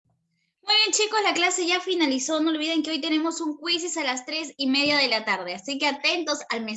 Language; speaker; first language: Spanish; native; Spanish